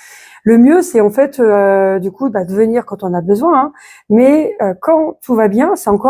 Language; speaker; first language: French; native; French